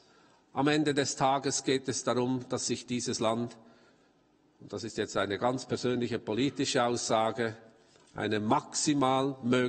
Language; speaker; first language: German; native; German